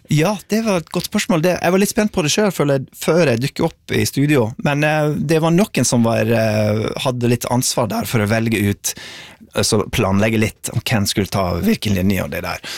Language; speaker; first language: Norwegian; non-native, fluent; English